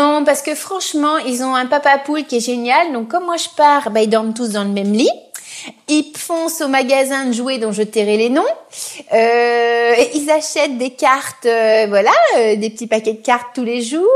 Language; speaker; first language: French; native; French